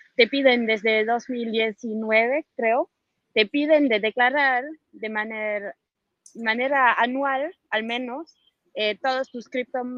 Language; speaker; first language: Spanish; non-native, fluent; French